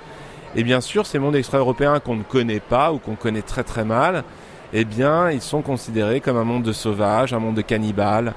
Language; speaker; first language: French; native; French